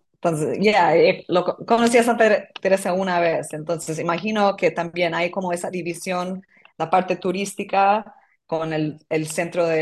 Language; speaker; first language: Spanish; non-native, fluent; English